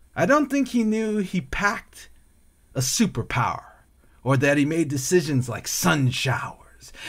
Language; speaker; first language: English; native; English